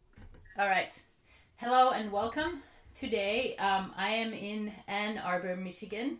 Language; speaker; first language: English; non-native, fluent; Finnish